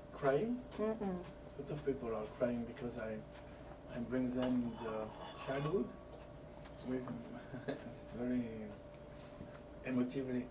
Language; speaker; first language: English; non-native, fluent; French